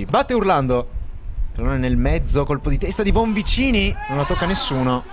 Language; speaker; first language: Italian; native; Italian